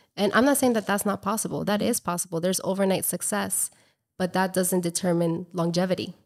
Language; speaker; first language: English; native; English